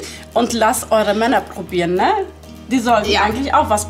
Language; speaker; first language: German; early bilingual, other home language; Turkish